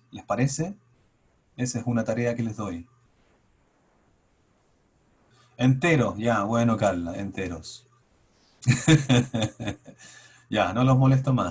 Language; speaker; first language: Spanish; native; Spanish